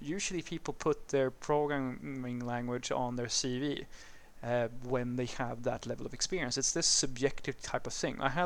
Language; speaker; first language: English; non-native, fluent; Swedish